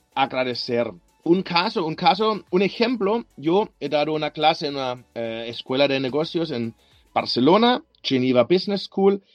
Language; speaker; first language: Spanish; non-native, fluent; German